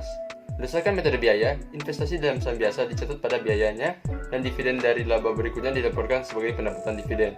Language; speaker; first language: Indonesian; native; Indonesian